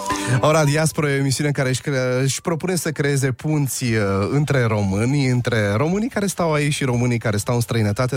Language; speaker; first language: Romanian; native; Romanian